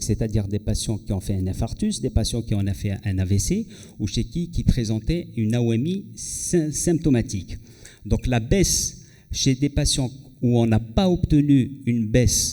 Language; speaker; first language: French; non-native, local second language; Arabic